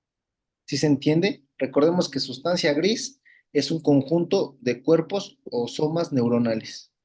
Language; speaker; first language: Spanish; native; Spanish